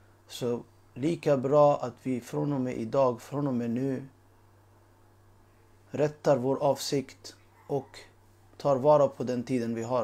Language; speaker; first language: Swedish; early bilingual, other home language; Urdu